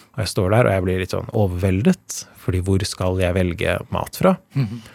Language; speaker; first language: Norwegian; native; Norwegian